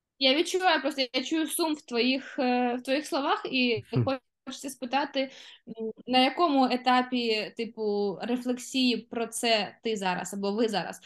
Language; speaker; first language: Ukrainian; non-native, local second language; Russian